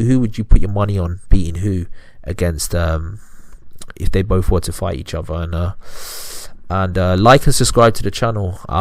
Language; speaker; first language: English; native; English